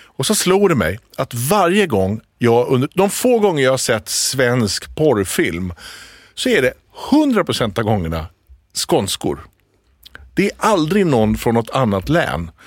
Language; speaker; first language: Swedish; native; Swedish